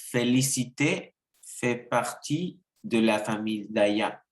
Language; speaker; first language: French; non-native, learner; Spanish